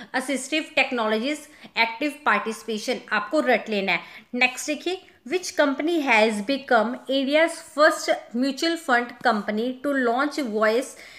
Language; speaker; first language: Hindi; non-native, local second language; Punjabi